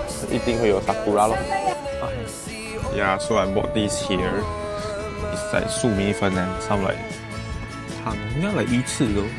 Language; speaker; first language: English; non-native, local second language; Chinese